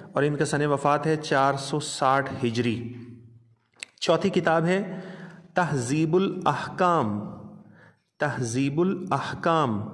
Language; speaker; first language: Urdu; non-native, local second language; Punjabi